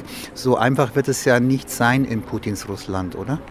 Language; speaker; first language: German; native; German